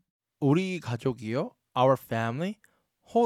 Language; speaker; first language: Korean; non-native, learner; English